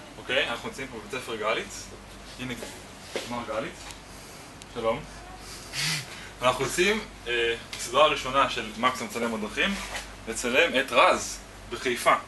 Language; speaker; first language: Hebrew; native; Hebrew